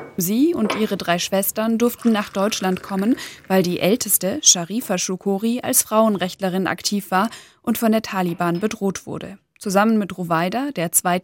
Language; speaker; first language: German; native; German